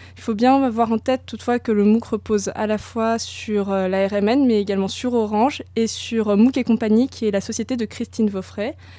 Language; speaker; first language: French; native; French